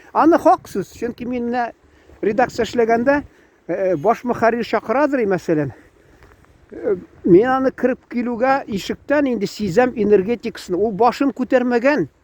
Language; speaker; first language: Tatar; native; Tatar